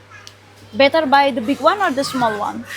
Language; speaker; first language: English; non-native, learner; Indonesian